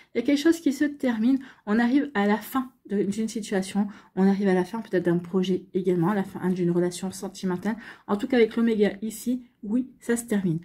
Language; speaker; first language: French; native; French